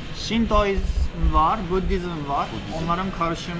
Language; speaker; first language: Turkish; non-native, fluent; Japanese